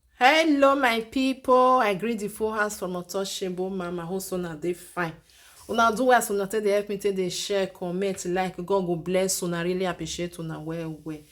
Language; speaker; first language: Nigerian Pidgin; native; Nigerian Pidgin